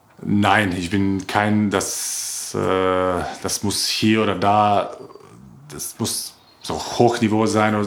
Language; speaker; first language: German; non-native, learner; Croatian